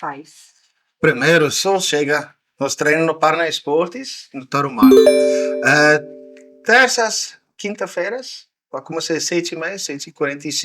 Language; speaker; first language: Portuguese; non-native, learner; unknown